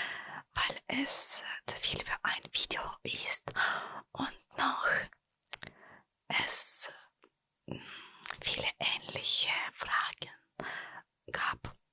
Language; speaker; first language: German; non-native, fluent; Russian